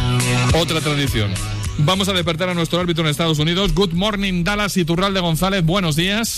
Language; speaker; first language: Spanish; native; Spanish